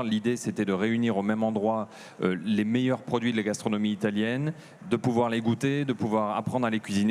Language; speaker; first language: French; native; French